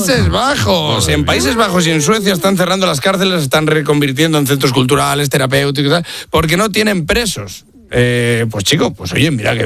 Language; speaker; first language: Spanish; native; Spanish